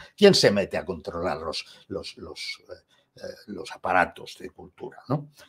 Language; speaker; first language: Spanish; native; Spanish